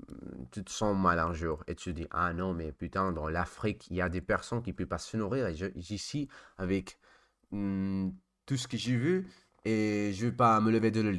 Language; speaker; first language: French; non-native, learner; Spanish